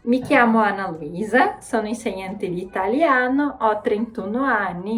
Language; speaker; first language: Italian; non-native, fluent; Portuguese